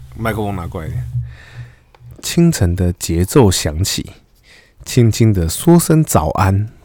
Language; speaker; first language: Chinese; native; Chinese